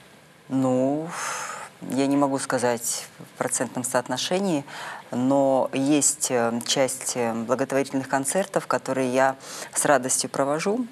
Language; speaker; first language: Russian; native; Russian